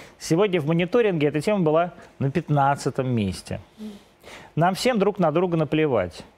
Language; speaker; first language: Russian; native; Russian